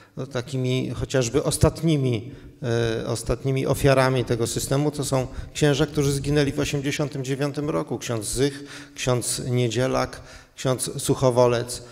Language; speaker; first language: Polish; native; Polish